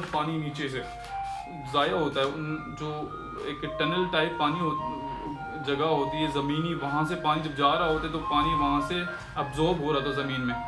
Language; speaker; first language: Urdu; non-native, local second language; Sindhi